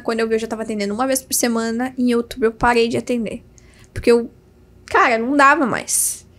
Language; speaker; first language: Portuguese; native; Portuguese